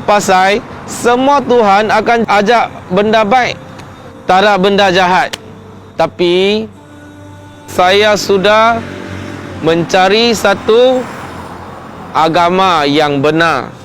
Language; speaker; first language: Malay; non-native, local second language; Chinese